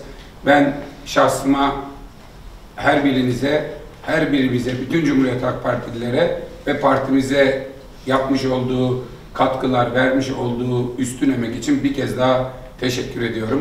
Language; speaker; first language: Turkish; native; Turkish